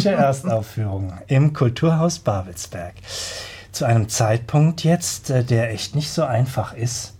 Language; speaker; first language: German; native; German